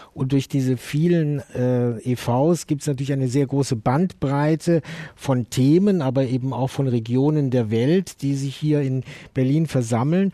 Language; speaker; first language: German; native; German